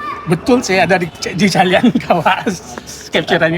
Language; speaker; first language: Indonesian; native; Indonesian